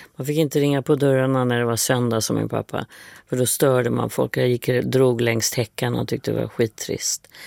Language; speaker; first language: Swedish; native; Swedish